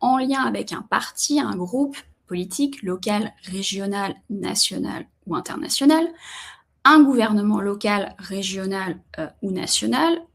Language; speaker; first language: French; native; French